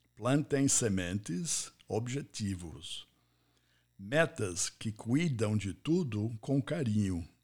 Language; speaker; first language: Portuguese; non-native, fluent; English